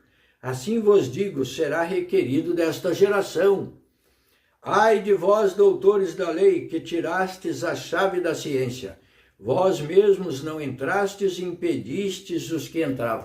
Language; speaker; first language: Portuguese; native; Portuguese